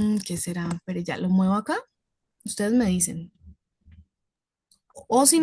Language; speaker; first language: Spanish; native; Spanish